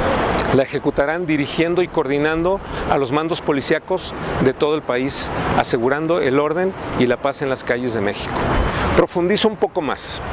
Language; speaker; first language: Spanish; native; Spanish